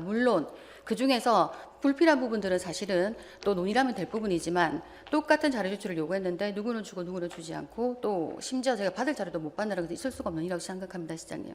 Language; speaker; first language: Korean; native; Korean